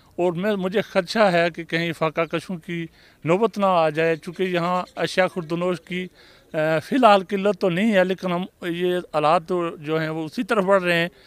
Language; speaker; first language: Urdu; non-native, local second language; Pahari-Potwari